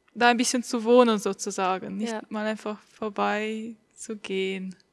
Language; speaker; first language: German; non-native, fluent; Estonian